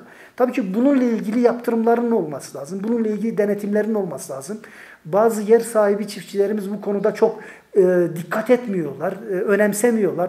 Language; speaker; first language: Turkish; native; Turkish